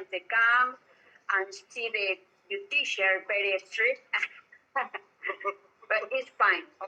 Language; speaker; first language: English; non-native, learner; Spanish